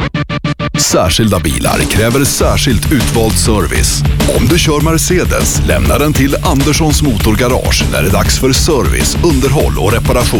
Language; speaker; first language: Swedish; native; Swedish